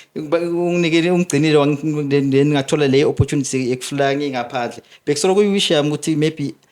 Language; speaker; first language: Zulu; non-native, local second language; Swati